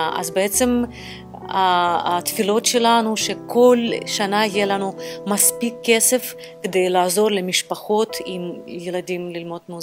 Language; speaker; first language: Hebrew; non-native, fluent; Russian